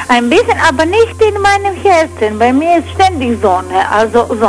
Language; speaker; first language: German; non-native, fluent; Croatian